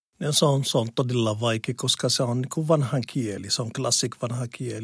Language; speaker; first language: Finnish; non-native, learner; Arabic